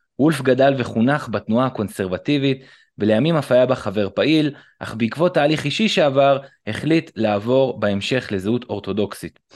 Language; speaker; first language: Hebrew; native; Hebrew